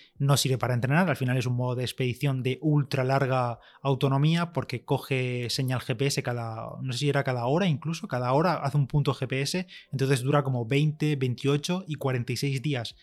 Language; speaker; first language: Spanish; native; Spanish